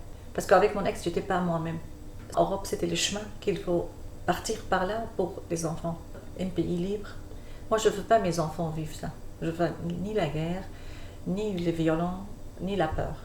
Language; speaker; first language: French; non-native, learner; Arabic